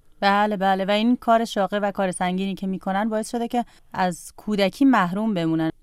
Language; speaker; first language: Persian; native; Persian